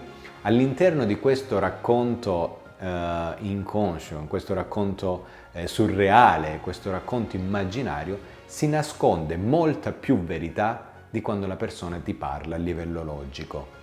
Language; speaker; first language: Italian; native; Italian